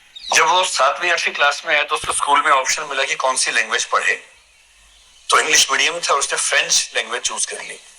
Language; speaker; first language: Hindi; native; Hindi